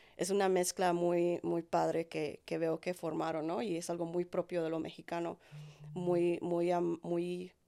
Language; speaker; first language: Spanish; early bilingual, heritage; Spanish